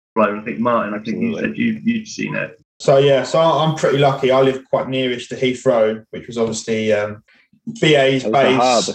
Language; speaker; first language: English; native; English